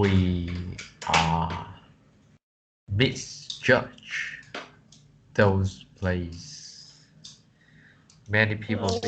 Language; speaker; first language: English; non-native, learner; Vietnamese